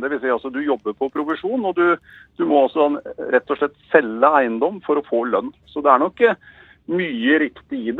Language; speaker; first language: Norwegian; native; Norwegian